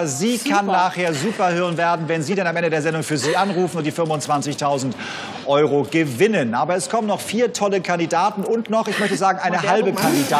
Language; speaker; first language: German; native; German